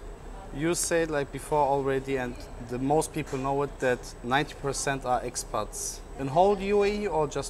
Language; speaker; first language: English; non-native, learner; German